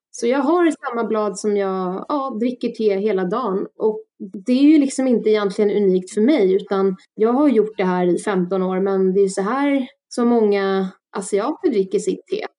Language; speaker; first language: Swedish; early bilingual, other home language; Russian